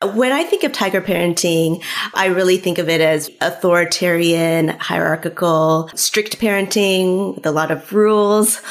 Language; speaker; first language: English; early bilingual, other home language; Cantonese